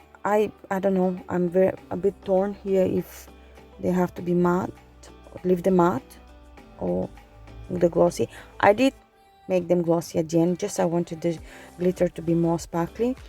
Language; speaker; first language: English; non-native, fluent; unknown